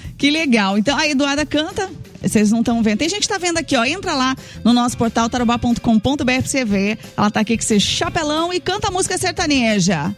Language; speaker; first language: Portuguese; native; Portuguese